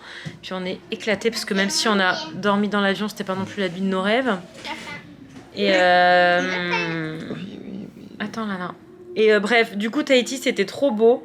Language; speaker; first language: French; native; French